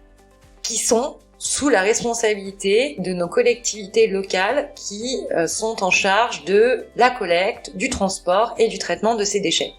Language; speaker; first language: French; native; French